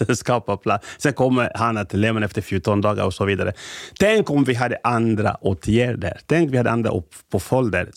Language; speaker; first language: Swedish; non-native, fluent; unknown